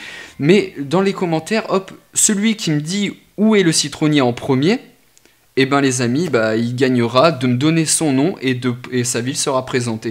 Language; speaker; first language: French; native; French